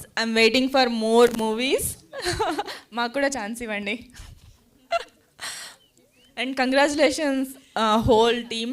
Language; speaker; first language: Telugu; non-native, fluent; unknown